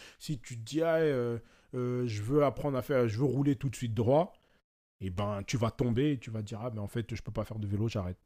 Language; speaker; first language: French; native; French